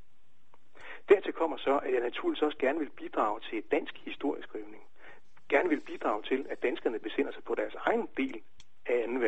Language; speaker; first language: Danish; native; Danish